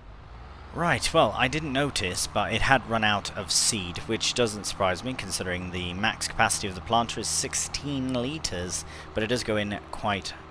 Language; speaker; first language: English; native; English